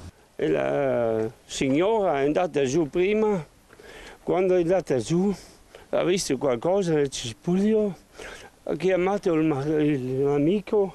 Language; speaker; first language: Italian; non-native, local second language; German